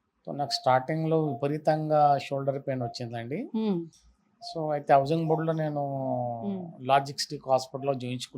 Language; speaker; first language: Telugu; native; Telugu